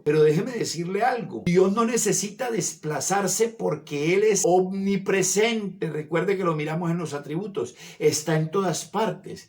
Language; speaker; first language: Spanish; native; Spanish